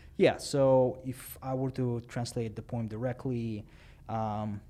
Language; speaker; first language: English; non-native, fluent; Russian